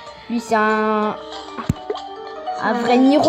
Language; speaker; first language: French; native; French